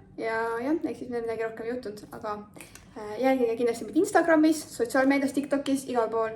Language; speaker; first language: Estonian; native; Estonian